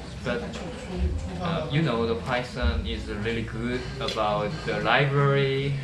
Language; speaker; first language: English; non-native, learner; Korean